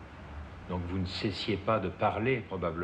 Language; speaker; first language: French; native; French